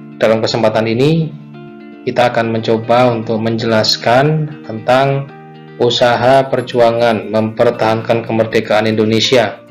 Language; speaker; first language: Indonesian; native; Indonesian